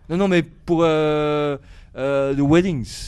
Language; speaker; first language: French; native; French